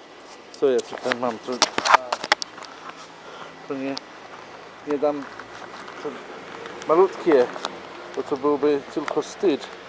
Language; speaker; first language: Polish; non-native, learner; English